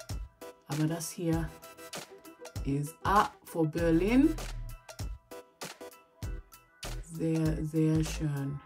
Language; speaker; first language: German; non-native, learner; English